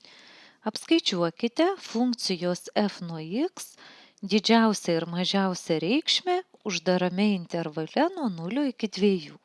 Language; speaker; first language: Lithuanian; native; Lithuanian